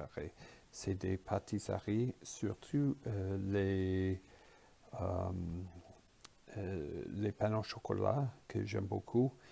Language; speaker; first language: French; non-native, fluent; English